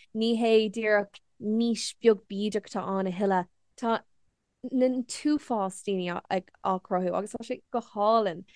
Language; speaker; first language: Irish; non-native, local second language; English